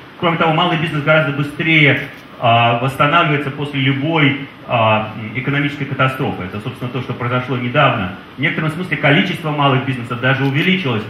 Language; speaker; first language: Russian; native; Russian